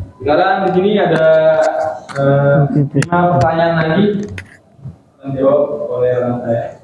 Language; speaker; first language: Indonesian; native; Indonesian